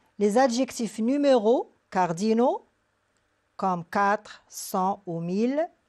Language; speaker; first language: French; non-native, local second language; Arabic